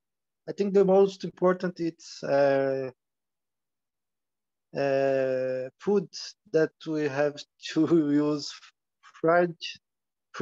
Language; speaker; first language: English; non-native, learner; Portuguese